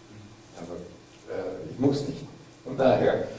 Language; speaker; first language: German; non-native, fluent; English